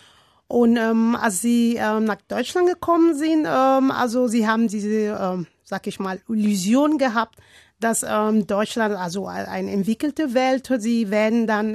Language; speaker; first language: German; non-native, learner; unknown